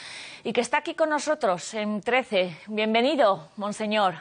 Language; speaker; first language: Spanish; native; Spanish